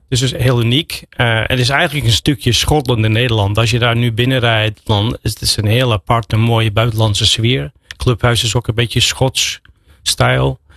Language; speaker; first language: Dutch; non-native, fluent; English